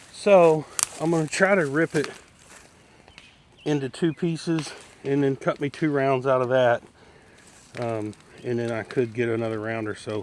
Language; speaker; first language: English; native; English